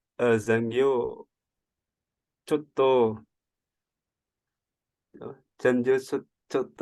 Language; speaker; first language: Japanese; non-native, learner; Indonesian